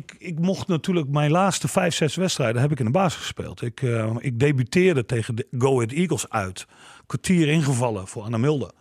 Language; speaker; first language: Dutch; native; Dutch